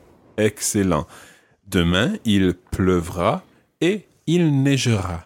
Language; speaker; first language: French; non-native, fluent; English